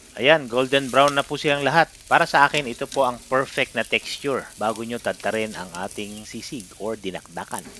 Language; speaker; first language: Filipino; non-native, local second language; Iloko